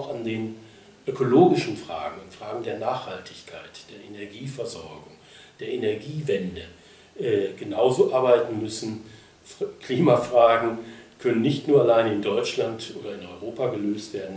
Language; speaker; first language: German; native; German